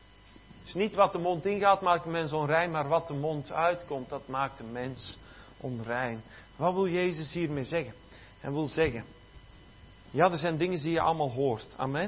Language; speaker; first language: Dutch; native; Dutch